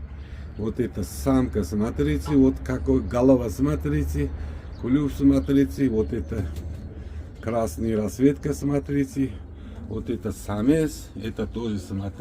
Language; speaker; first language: Russian; non-native, local second language; Uzbek